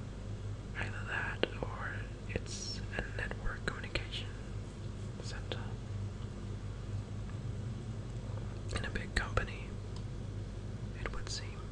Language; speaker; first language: English; non-native, fluent; Danish